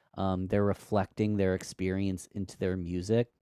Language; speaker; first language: English; native; English